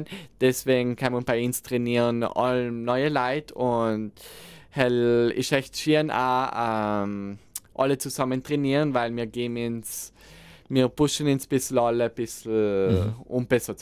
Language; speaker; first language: German; non-native, local second language; Italian